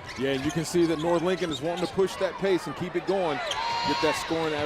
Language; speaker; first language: English; native; English